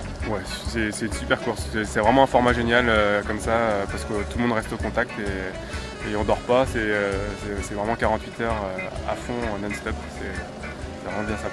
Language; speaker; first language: French; native; French